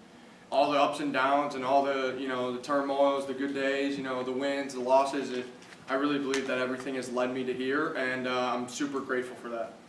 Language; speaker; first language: English; native; English